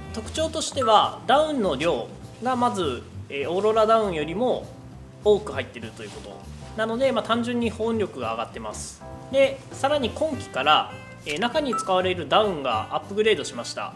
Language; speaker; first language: Japanese; native; Japanese